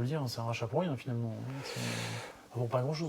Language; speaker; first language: French; native; French